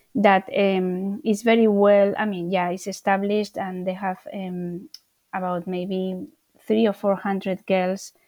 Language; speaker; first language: English; non-native, fluent; Spanish